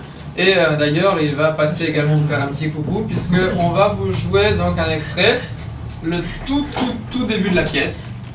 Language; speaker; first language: French; native; French